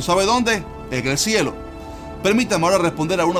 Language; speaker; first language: Spanish; native; Spanish